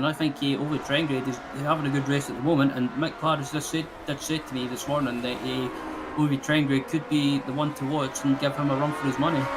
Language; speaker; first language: English; native; English